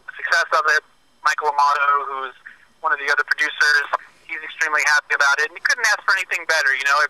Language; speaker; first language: English; native; English